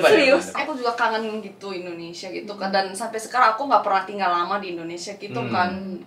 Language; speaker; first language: Indonesian; non-native, fluent; Korean